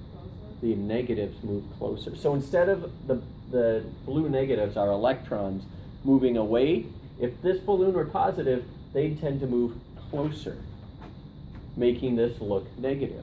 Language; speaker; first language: English; native; English